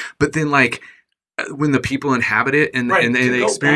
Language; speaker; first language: English; native; English